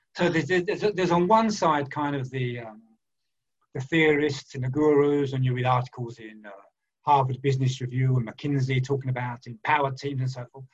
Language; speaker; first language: English; native; English